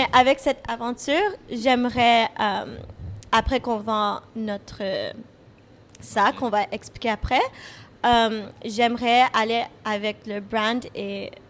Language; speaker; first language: French; non-native, fluent; English